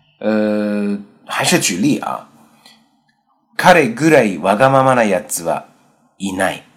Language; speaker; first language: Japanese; non-native, fluent; Chinese